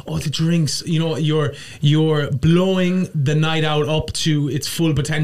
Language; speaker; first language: English; native; English